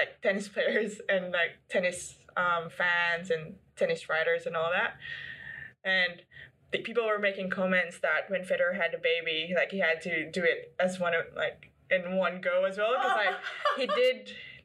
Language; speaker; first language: English; non-native, local second language; Filipino